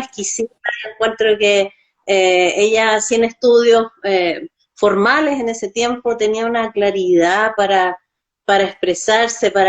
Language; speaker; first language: Spanish; native; Spanish